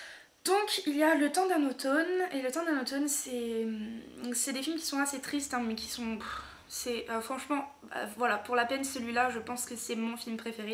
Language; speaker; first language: French; native; French